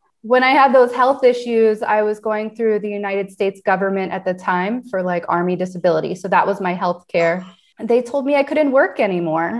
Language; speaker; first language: English; native; English